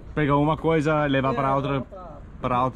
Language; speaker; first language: Portuguese; non-native, learner; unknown